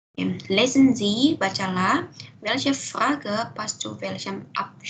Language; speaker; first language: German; non-native, fluent; Indonesian